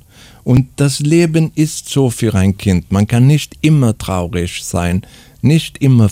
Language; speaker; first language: German; non-native, fluent; Swedish